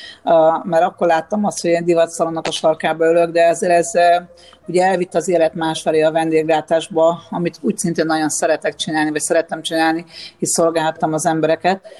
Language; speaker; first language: Hungarian; native; Hungarian